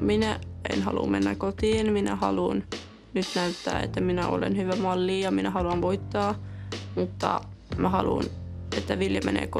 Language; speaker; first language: Finnish; non-native, learner; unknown